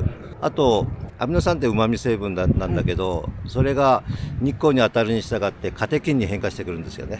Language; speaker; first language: Japanese; native; Japanese